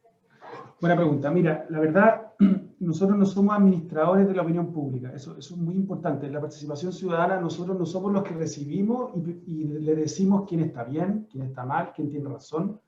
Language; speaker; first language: Spanish; native; Spanish